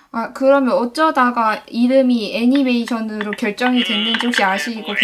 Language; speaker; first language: Korean; native; Korean